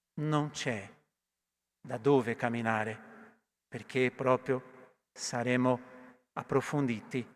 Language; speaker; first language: Italian; non-native, learner; Portuguese